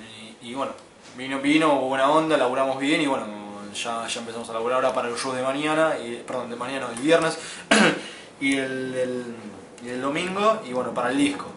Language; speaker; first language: Spanish; native; Spanish